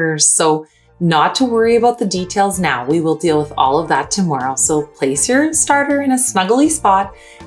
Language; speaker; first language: English; native; English